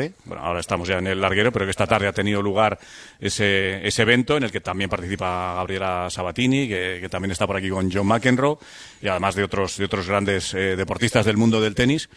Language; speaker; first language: Spanish; native; Spanish